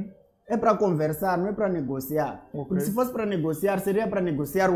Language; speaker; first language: Portuguese; native; Portuguese